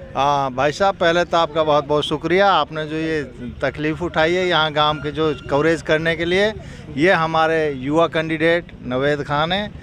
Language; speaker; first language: Hindi; native; Hindi